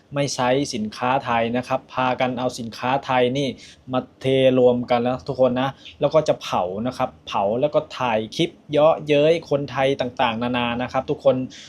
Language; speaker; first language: Thai; native; Thai